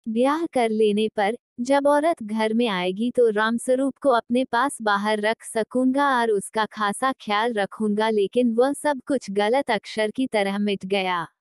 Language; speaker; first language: Hindi; non-native, local second language; Marathi